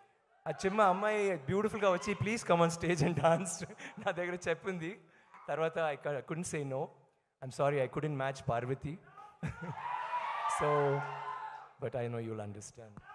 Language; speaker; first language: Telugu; non-native, learner; Tamil